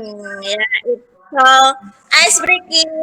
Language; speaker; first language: English; non-native, learner; Indonesian